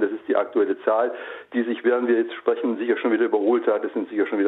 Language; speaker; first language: German; native; German